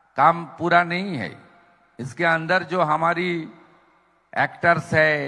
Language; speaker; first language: Hindi; non-native, local second language; Bangla